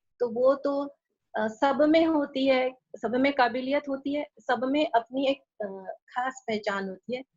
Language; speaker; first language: Hindi; non-native, local second language; Chhattisgarhi